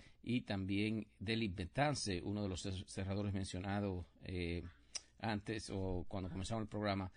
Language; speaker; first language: Spanish; native; Spanish